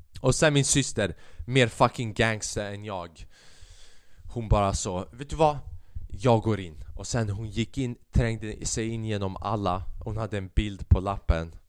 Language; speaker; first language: Swedish; early bilingual, other home language; Albanian